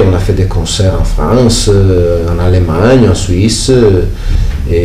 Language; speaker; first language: French; non-native, local second language; Italian